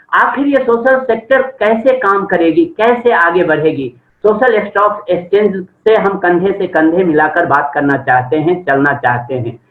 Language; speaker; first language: Hindi; native; Hindi